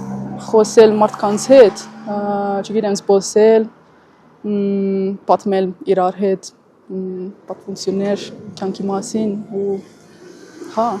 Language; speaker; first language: Armenian; non-native, learner; Italian